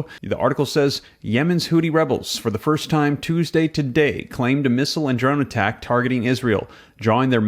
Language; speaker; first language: English; native; English